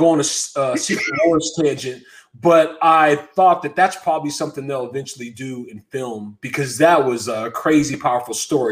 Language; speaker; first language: English; native; English